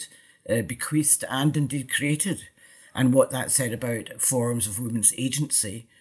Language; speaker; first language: English; native; English